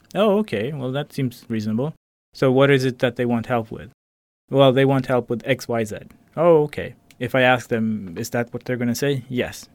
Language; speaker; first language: English; non-native, fluent; Swedish